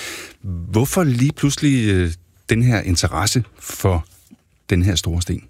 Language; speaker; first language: Danish; native; Danish